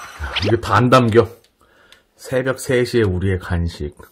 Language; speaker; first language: Korean; native; Korean